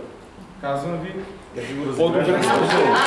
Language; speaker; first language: Bulgarian; native; Bulgarian